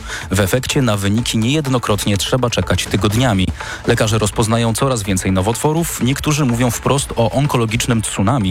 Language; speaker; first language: Polish; native; Polish